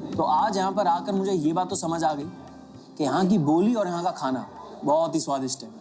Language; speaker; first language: Hindi; native; Hindi